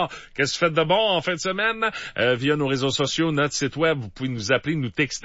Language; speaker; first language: French; native; French